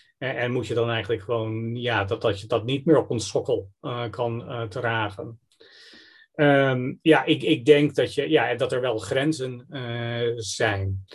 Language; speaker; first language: Dutch; non-native, fluent; English